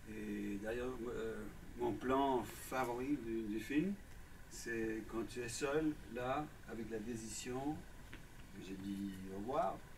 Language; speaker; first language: French; non-native, fluent; English